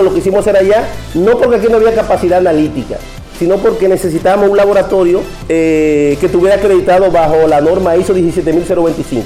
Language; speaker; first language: Spanish; native; Spanish